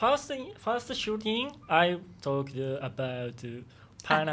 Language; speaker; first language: English; non-native, learner; Japanese